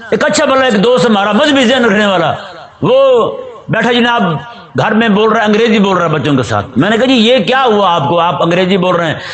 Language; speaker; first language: Urdu; non-native, local second language; Punjabi